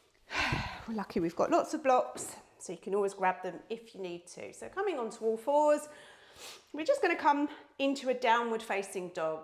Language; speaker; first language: English; native; English